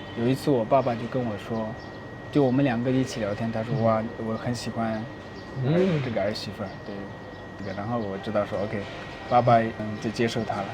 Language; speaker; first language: Chinese; non-native, local second language; Tibetan